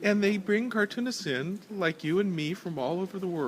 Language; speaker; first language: English; native; English